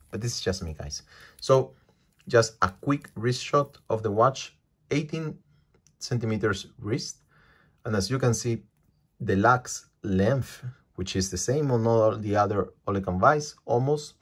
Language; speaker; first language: English; non-native, fluent; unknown